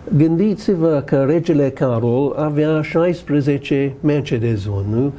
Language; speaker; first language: Romanian; non-native, fluent; English